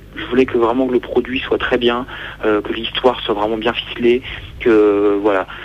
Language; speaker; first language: French; native; French